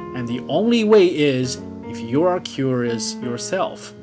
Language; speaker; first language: English; non-native, fluent; Chinese